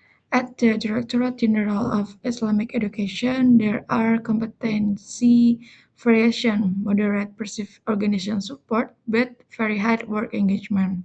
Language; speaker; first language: English; non-native, learner; Indonesian